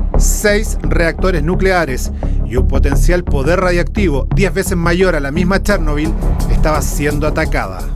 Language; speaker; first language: Spanish; native; Spanish